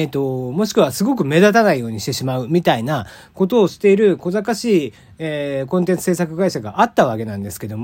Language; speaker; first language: Japanese; native; Japanese